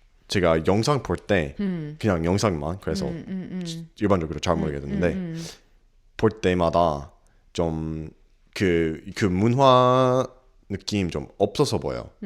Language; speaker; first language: Korean; non-native, learner; English